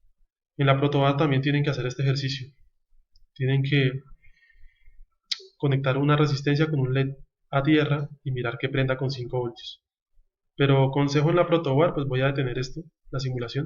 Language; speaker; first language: Spanish; native; Spanish